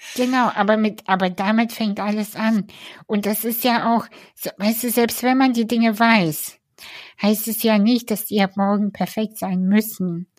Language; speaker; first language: German; early bilingual, other home language; Russian